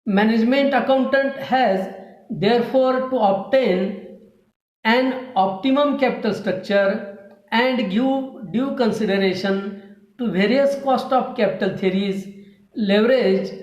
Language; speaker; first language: English; non-native, local second language; Marathi